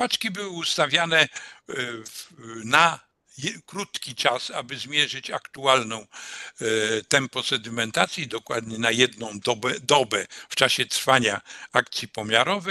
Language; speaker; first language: Polish; native; Polish